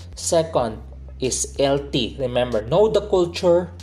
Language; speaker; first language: English; non-native, local second language; Filipino